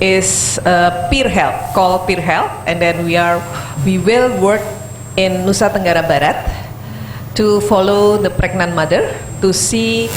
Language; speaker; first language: English; non-native, fluent; Indonesian